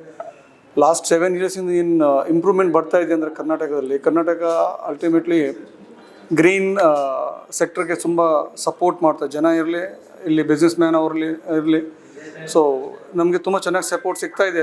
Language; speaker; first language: Kannada; non-native, local second language; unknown